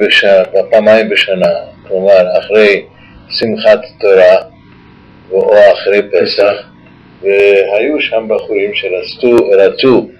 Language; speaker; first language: Hebrew; non-native, fluent; Yiddish